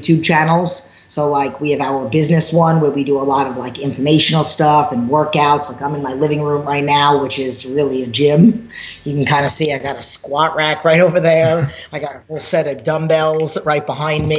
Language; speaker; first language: English; native; English